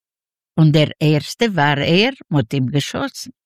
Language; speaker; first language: German; non-native, learner; Yiddish